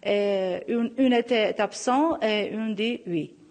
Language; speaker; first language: French; non-native, local second language; Armenian